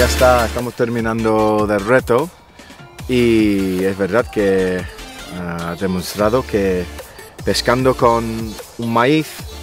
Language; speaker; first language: Spanish; non-native, fluent; English